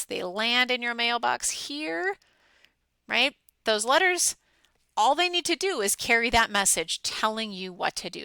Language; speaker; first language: English; native; English